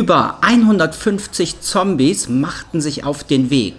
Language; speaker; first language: German; native; German